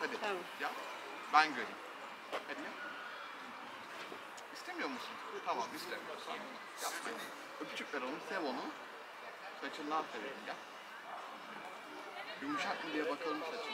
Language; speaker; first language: Turkish; native; Turkish